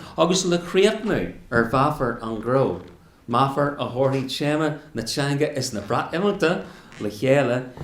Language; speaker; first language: Irish; non-native, local second language; English